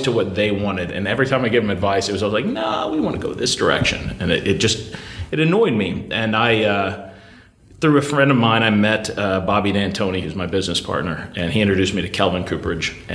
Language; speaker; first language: English; native; English